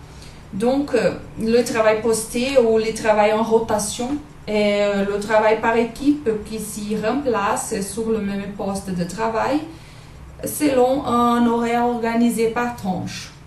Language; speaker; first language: French; non-native, learner; Portuguese